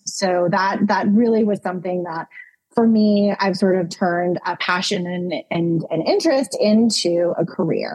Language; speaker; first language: English; native; English